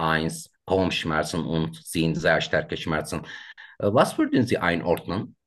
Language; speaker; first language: German; non-native, learner; Turkish